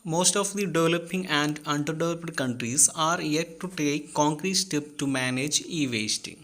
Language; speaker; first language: English; non-native, local second language; Malayalam